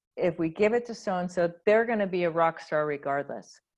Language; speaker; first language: English; native; English